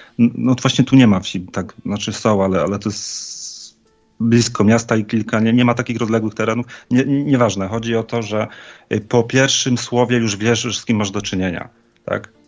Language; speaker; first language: Polish; native; Polish